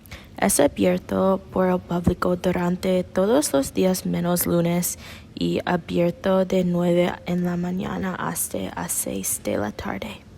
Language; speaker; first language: Spanish; non-native, learner; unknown